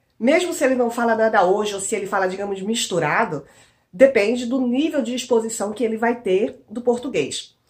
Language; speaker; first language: Portuguese; native; Portuguese